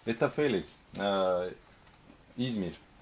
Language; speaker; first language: Russian; non-native, learner; Turkish